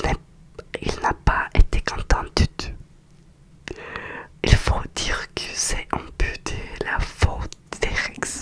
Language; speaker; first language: French; non-native, learner; Russian